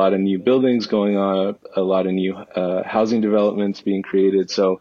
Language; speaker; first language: English; early bilingual, other home language; Spanish